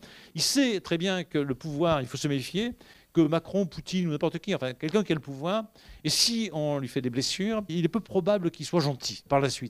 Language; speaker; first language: French; native; French